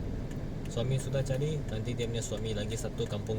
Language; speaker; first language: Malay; non-native, local second language; Chinese